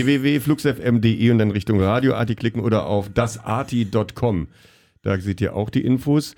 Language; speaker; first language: German; native; German